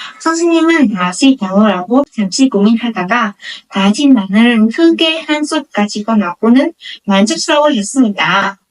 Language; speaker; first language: Korean; non-native, learner; Vietnamese